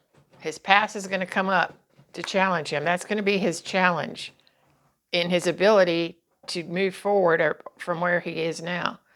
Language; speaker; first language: English; native; English